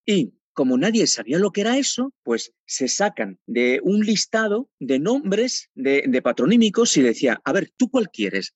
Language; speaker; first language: Spanish; non-native, fluent; Berber languages